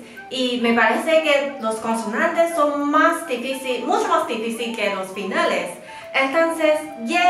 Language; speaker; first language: Spanish; non-native, fluent; Chinese